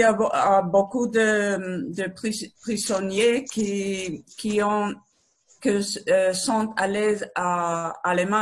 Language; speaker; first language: French; non-native, learner; Spanish